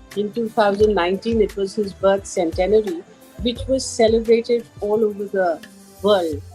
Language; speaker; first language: English; non-native, local second language; Hindi